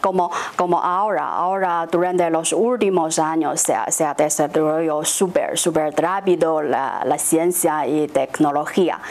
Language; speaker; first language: Spanish; non-native, fluent; Chinese